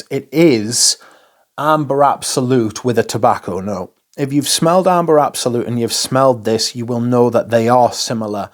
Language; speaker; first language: English; native; English